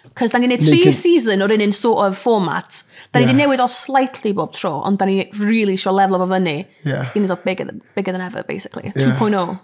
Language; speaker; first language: Welsh; non-native, local second language; English